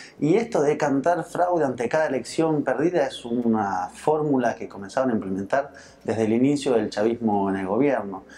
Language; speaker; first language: Spanish; early bilingual, heritage; Spanish